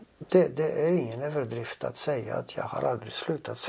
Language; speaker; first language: Swedish; non-native, fluent; Greek